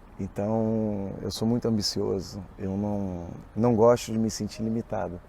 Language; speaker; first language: Portuguese; native; Portuguese